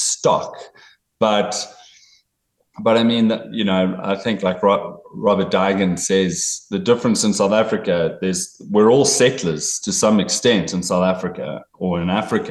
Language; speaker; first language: English; native; English